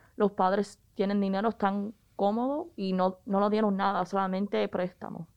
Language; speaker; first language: Spanish; early bilingual, heritage; Spanish